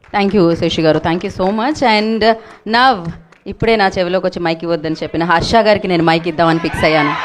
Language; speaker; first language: Telugu; native; Telugu